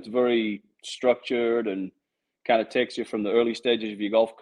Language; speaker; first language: English; native; English